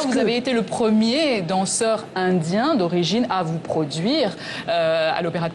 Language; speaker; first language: French; native; French